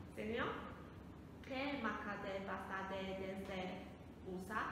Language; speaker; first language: Spanish; non-native, learner; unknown